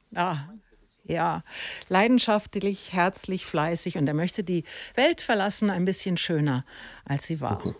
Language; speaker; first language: German; native; German